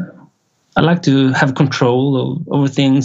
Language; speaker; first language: English; non-native, fluent; Swedish